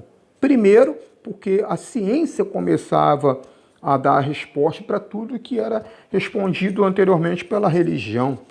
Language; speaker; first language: Portuguese; native; Portuguese